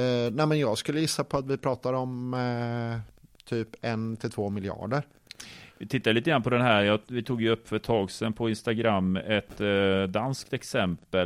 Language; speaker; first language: Swedish; native; Swedish